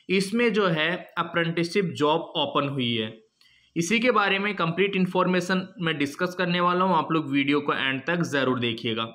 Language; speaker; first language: Hindi; native; Hindi